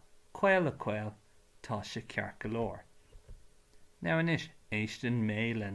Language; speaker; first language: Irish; non-native, local second language; English